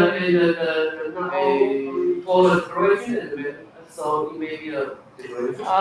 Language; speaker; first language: English; non-native, learner; Chinese